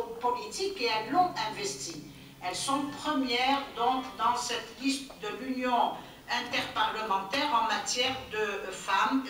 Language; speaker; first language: French; non-native, local second language; Kabyle